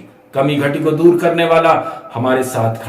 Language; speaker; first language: Hindi; native; Hindi